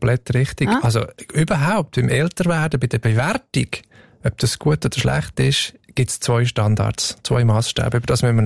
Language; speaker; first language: German; native; German